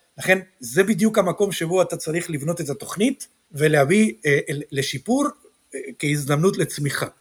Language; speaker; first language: Hebrew; non-native, fluent; Spanish